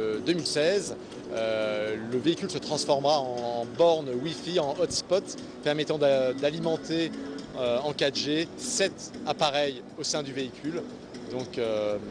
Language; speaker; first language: French; native; French